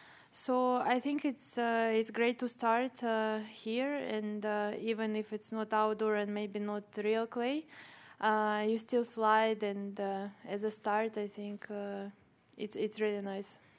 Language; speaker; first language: English; non-native, fluent; Russian